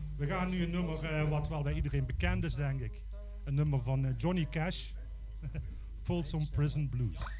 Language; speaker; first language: Dutch; native; Dutch